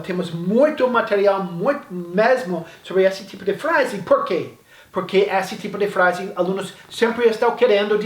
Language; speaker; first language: Portuguese; non-native, fluent; English